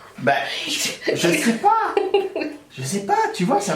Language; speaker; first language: French; native; French